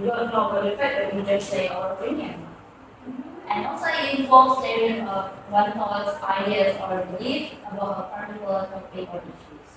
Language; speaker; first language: English; non-native, fluent; Indonesian